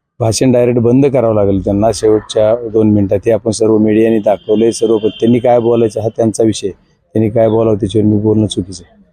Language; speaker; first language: Marathi; native; Marathi